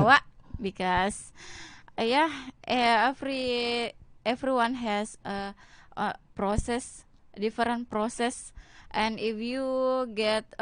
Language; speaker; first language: English; non-native, learner; Indonesian